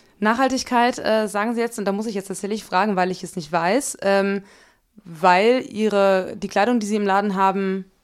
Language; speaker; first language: German; native; German